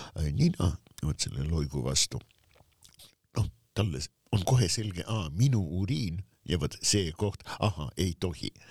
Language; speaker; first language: Estonian; non-native, local second language; Russian